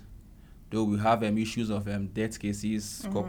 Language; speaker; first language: English; non-native, local second language; Igbo